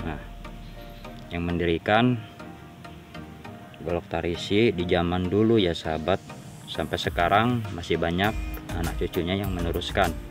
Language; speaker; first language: Indonesian; non-native, local second language; Sundanese